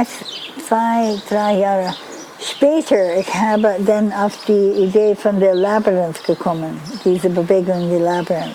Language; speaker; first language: German; non-native, learner; English